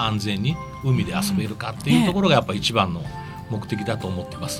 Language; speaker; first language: Japanese; native; Japanese